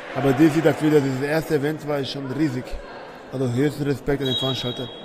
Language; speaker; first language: German; native; German